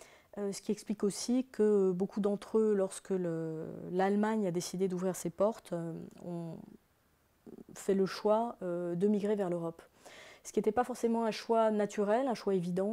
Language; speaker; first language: French; native; French